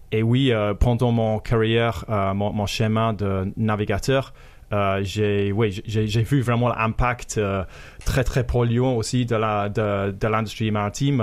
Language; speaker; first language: French; non-native, fluent; English